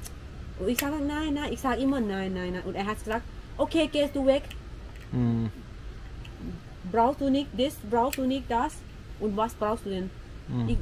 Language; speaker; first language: German; non-native, learner; Thai